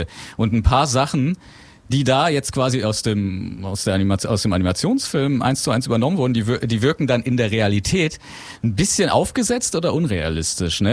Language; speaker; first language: German; native; German